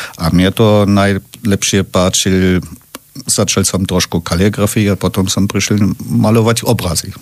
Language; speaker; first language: Slovak; non-native, learner; German